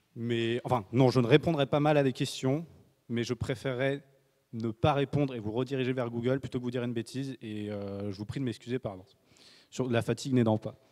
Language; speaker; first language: French; native; French